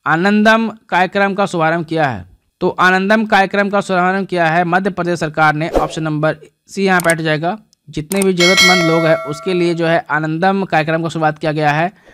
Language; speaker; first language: Hindi; native; Hindi